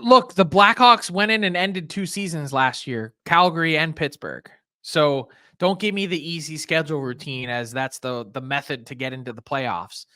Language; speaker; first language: English; native; English